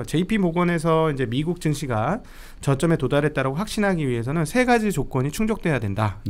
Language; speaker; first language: Korean; native; Korean